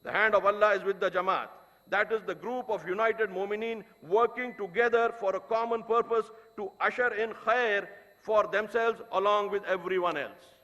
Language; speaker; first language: English; non-native, local second language; Urdu